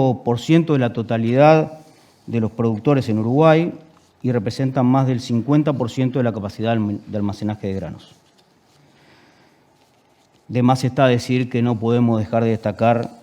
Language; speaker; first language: Spanish; native; Spanish